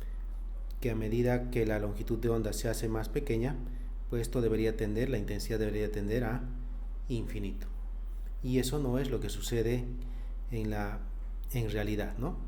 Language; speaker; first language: Spanish; native; Spanish